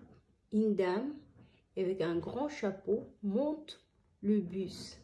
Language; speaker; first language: French; non-native, learner; Somali